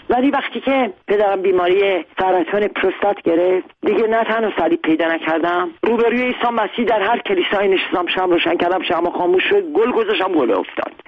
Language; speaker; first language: Persian; non-native, local second language; Armenian